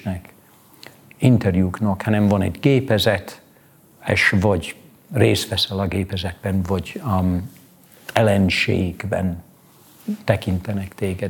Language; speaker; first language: Hungarian; non-native, fluent; English